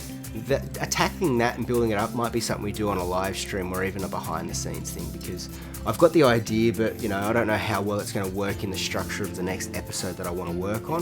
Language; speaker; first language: English; native; English